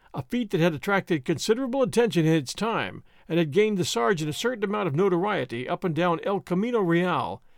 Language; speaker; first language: English; native; English